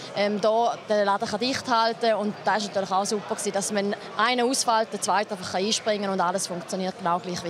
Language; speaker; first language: German; native; German